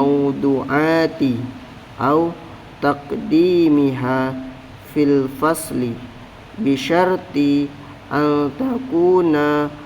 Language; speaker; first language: Arabic; non-native, learner; Indonesian